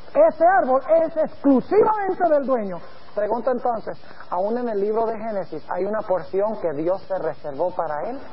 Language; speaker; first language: Spanish; early bilingual, other home language; English